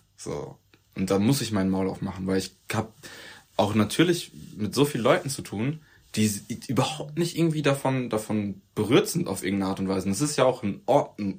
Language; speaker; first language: German; early bilingual, other home language; Turkish